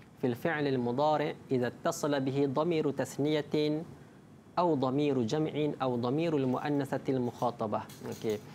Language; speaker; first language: Arabic; non-native, fluent; Malay